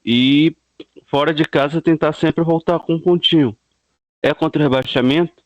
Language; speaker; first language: Portuguese; native; Portuguese